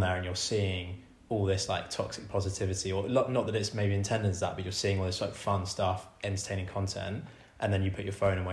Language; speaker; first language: English; native; English